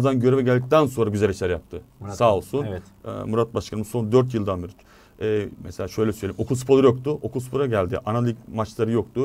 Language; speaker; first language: Turkish; native; Turkish